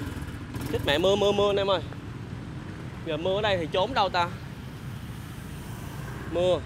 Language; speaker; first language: Vietnamese; native; Vietnamese